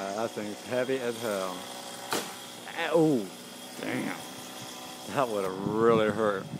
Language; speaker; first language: English; native; English